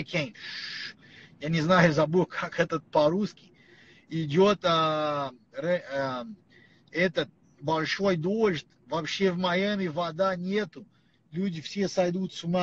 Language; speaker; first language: Russian; non-native, learner; Portuguese